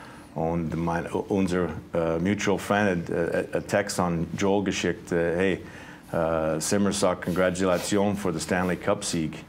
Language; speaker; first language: German; non-native, fluent; English